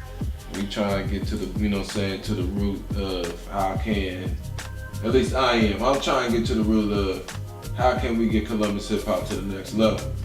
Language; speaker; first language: English; native; English